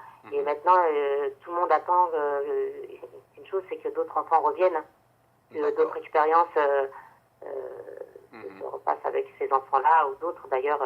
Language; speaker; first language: French; native; French